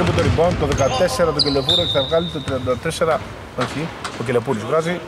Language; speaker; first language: Greek; native; Greek